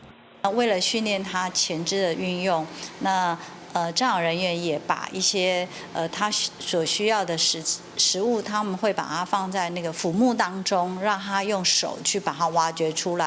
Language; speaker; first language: Chinese; native; Chinese